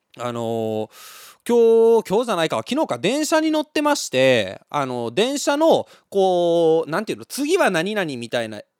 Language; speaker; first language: Japanese; native; Japanese